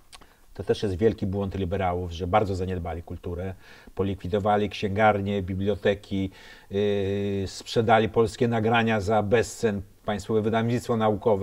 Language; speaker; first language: Polish; native; Polish